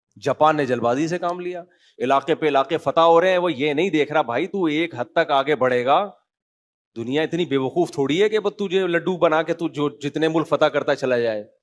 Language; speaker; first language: Urdu; native; Urdu